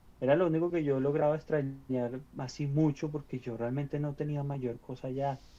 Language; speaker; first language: Spanish; native; Spanish